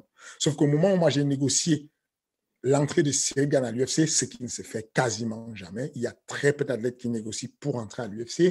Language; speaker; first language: French; native; French